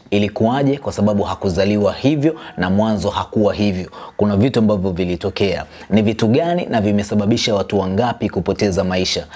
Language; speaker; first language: Swahili; native; Swahili